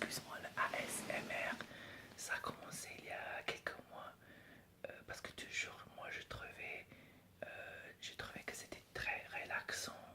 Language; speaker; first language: French; non-native, fluent; English